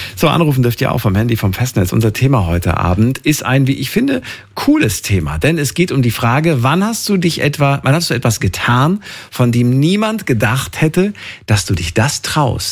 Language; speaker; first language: German; native; German